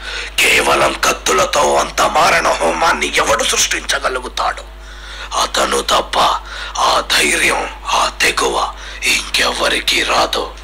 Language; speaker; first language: Telugu; native; Telugu